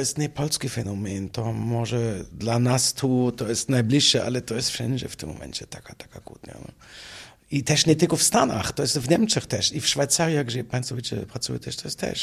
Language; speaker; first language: Polish; non-native, fluent; German